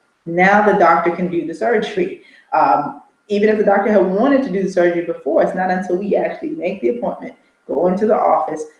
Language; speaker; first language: English; native; English